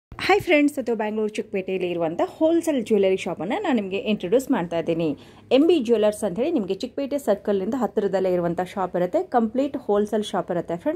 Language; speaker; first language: Kannada; native; Kannada